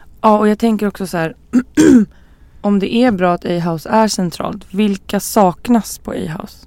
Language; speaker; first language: Swedish; native; Swedish